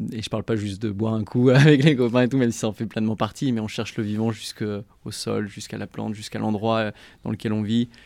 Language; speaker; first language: French; native; French